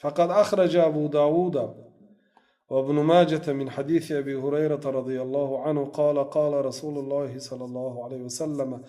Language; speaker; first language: Arabic; non-native, fluent; Tajik